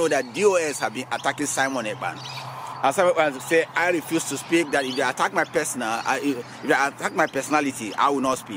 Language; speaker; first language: English; non-native, local second language; Igbo